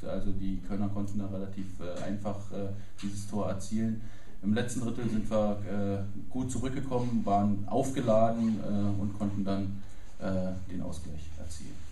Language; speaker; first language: German; native; German